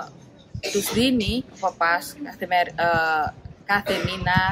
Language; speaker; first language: Greek; non-native, fluent; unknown